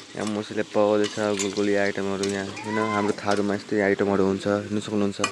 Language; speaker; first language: Nepali; non-native, local second language; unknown